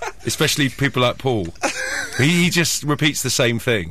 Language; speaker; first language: English; native; English